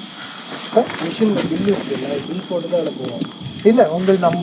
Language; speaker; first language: Tamil; native; Tamil